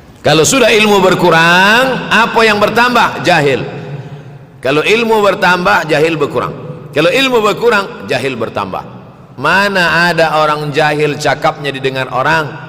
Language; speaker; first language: Malay; native; Malay